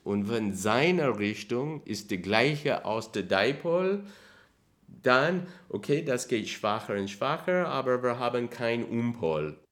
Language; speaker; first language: German; non-native, learner; English